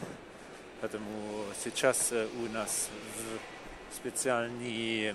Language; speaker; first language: Russian; non-native, learner; English